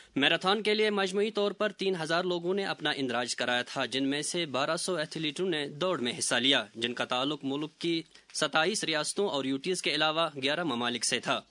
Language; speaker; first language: Urdu; non-native, local second language; Kashmiri